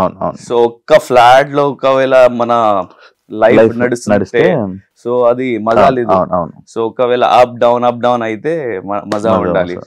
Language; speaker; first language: Telugu; non-native, local second language; Urdu